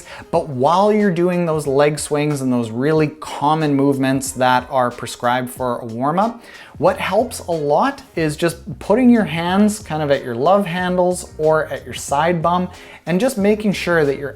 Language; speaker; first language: English; native; English